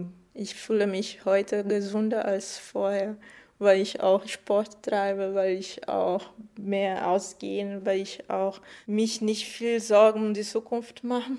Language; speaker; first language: German; non-native, fluent; Portuguese